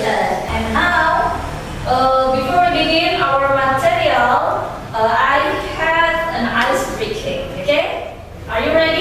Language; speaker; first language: English; non-native, learner; Indonesian